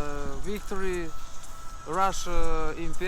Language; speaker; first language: English; non-native, learner; Russian